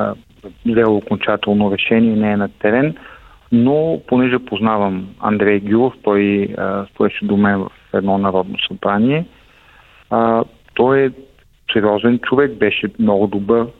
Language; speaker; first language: Bulgarian; native; Bulgarian